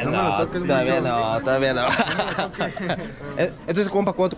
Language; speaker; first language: Spanish; non-native, learner; Korean